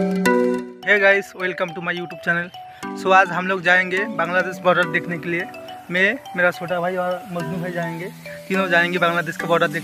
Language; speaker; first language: Hindi; non-native, local second language; Bangla